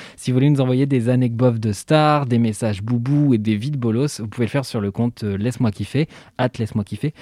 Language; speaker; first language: French; native; French